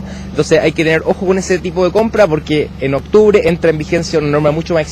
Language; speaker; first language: Spanish; native; Spanish